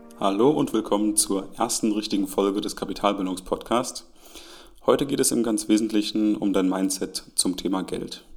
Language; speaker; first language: German; native; German